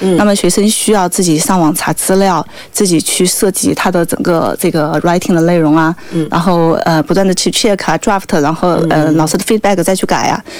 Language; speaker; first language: Chinese; native; Chinese